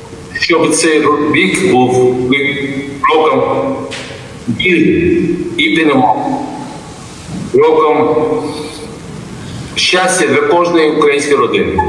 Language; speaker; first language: Ukrainian; non-native, fluent; Georgian